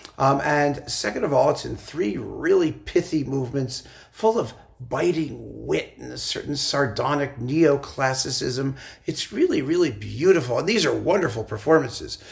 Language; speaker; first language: English; native; English